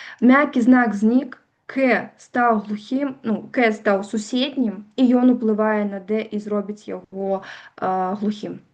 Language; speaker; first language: Belarusian; native; Belarusian